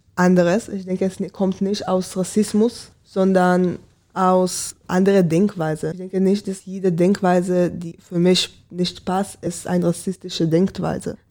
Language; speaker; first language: German; non-native, fluent; Hebrew